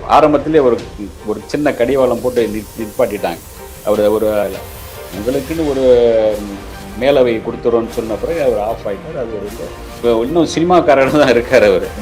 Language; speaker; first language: Tamil; native; Tamil